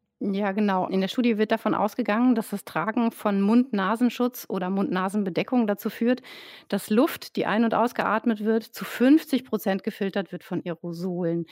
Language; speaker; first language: German; native; German